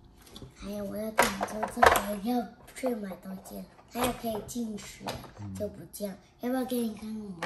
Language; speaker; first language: Chinese; early bilingual, heritage; Chinese